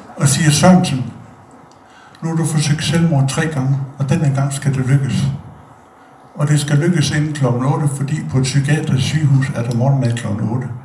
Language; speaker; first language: Danish; native; Danish